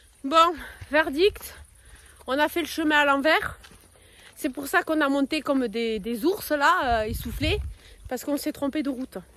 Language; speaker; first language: French; native; French